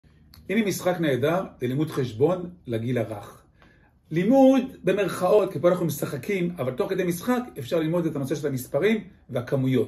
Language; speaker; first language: Hebrew; native; Hebrew